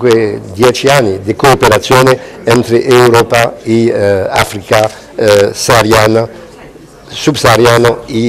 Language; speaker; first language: Italian; non-native, fluent; Spanish